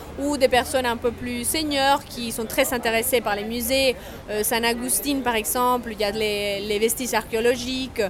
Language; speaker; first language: French; non-native, fluent; Spanish